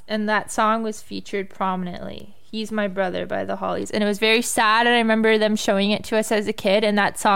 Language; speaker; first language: English; native; English